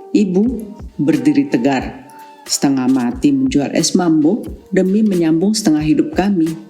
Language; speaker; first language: Indonesian; native; Indonesian